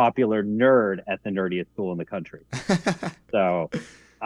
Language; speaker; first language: English; native; English